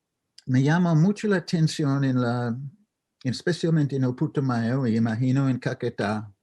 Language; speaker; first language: Spanish; non-native, fluent; English